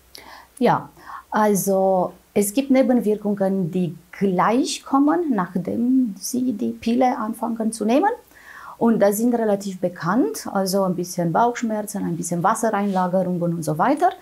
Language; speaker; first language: German; non-native, fluent; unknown